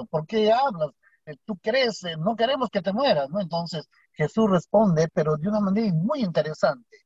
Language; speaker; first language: Spanish; native; Spanish